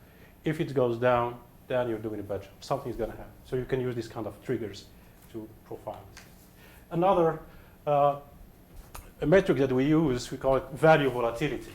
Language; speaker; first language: English; non-native, fluent; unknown